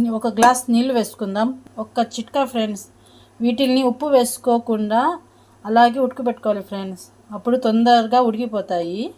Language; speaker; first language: Telugu; non-native, local second language; Urdu